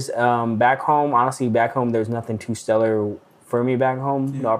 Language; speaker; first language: English; non-native, local second language; Filipino